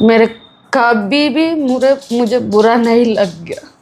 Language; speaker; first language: Hindi; non-native, local second language; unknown